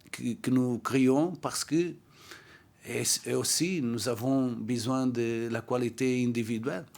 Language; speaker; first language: French; non-native, learner; Portuguese